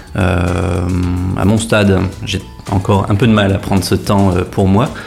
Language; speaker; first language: French; native; French